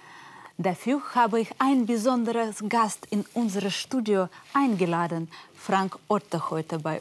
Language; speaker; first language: German; non-native, learner; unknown